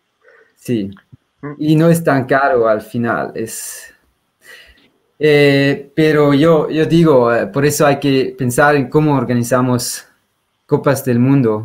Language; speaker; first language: Spanish; non-native, fluent; Swiss German